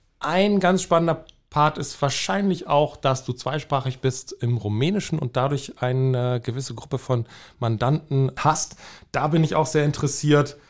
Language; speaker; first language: German; native; German